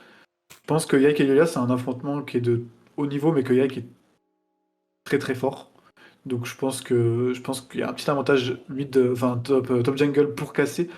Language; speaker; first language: French; native; French